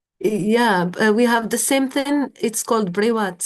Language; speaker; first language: English; non-native, fluent; Arabic